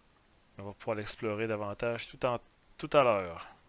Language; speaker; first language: French; native; French